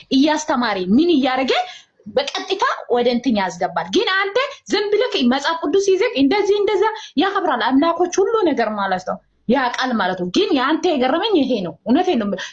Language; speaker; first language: Amharic; non-native, local second language; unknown